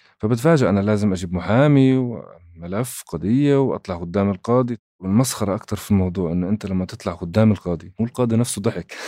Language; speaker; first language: Arabic; native; Arabic